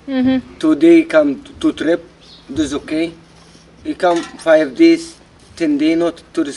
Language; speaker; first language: English; non-native, learner; Arabic